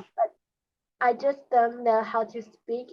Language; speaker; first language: English; non-native, learner; Chinese